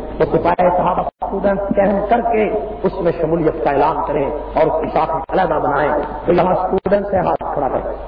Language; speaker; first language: Urdu; non-native, local second language; Punjabi